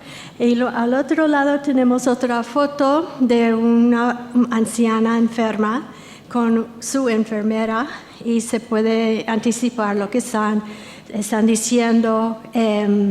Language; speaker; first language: Spanish; non-native, fluent; English